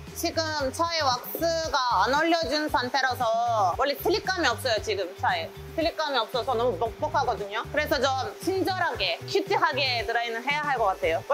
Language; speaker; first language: Korean; non-native, fluent; Turkish